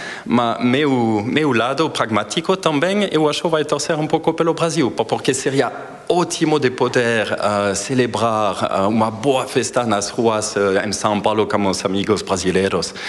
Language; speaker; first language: Portuguese; non-native, fluent; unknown